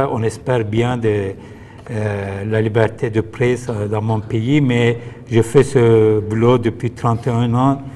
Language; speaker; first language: French; non-native, fluent; Turkish